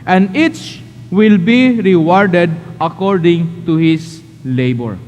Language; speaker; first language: English; non-native, local second language; Filipino